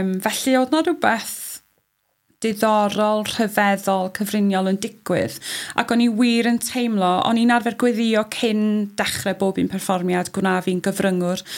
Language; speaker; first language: Welsh; native; Welsh